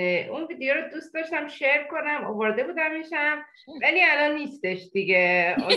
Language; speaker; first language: Persian; native; Persian